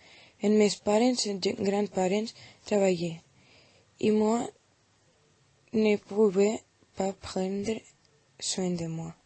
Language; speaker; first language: French; non-native, learner; Catalan